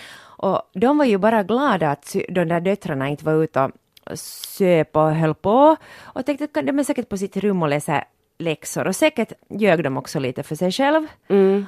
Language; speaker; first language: Swedish; non-native, local second language; Finnish